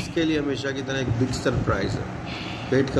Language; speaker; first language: Urdu; native; Urdu